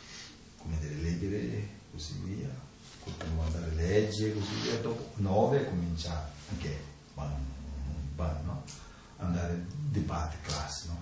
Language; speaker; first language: Italian; non-native, learner; Tibetan